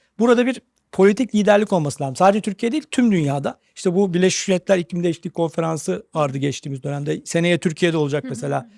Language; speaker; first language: Turkish; native; Turkish